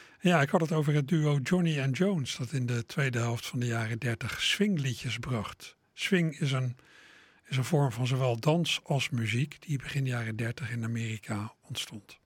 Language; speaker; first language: Dutch; native; Dutch